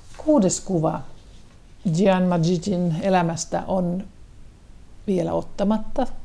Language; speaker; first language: Finnish; native; Finnish